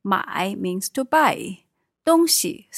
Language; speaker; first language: English; non-native, fluent; Chinese